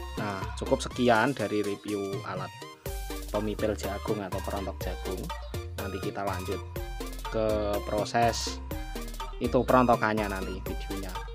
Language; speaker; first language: Indonesian; non-native, local second language; Javanese